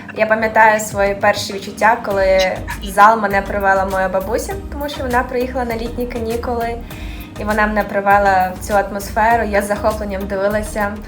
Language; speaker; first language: Ukrainian; native; Ukrainian